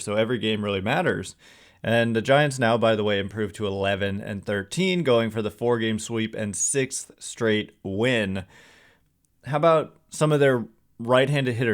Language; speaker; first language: English; native; English